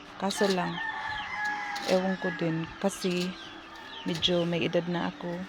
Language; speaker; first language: Filipino; non-native, local second language; Cebuano